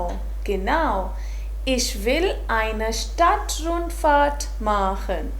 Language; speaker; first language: German; non-native, fluent; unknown